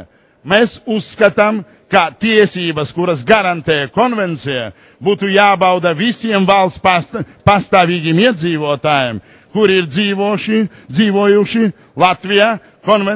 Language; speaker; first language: Latvian; non-native, local second language; Russian